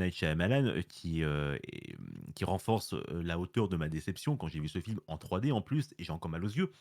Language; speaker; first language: French; native; French